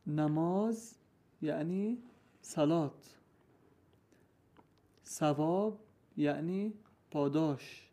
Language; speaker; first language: Persian; non-native, learner; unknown